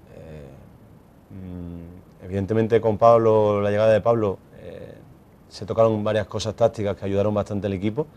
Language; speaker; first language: Spanish; native; Spanish